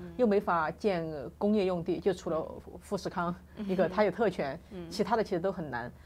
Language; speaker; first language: Chinese; native; Chinese